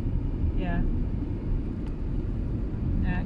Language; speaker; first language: Danish; non-native, learner; Filipino